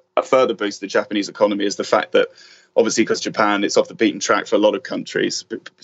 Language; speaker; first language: English; native; English